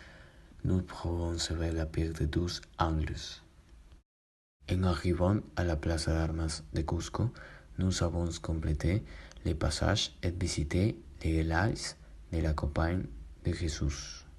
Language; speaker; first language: French; non-native, learner; Spanish